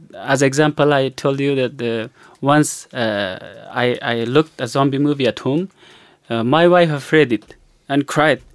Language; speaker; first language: English; non-native, learner; Persian